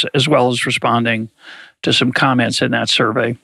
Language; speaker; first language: English; native; English